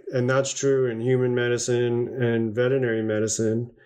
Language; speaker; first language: English; native; English